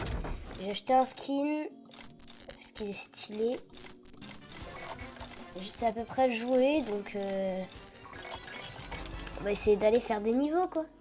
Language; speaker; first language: French; native; French